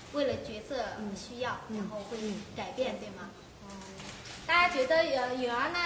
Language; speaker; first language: Chinese; native; Chinese